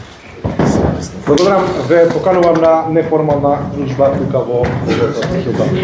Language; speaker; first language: Macedonian; native; Macedonian